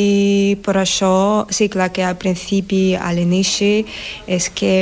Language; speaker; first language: Catalan; non-native, learner; Spanish